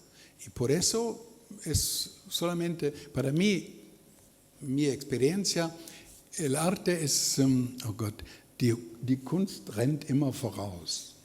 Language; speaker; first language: Spanish; non-native, learner; German